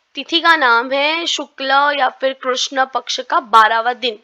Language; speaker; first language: Hindi; non-native, local second language; Marathi